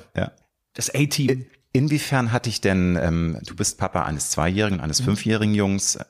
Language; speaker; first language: German; native; German